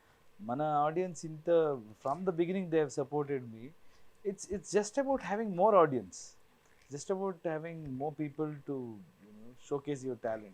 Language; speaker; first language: Telugu; non-native, learner; Kannada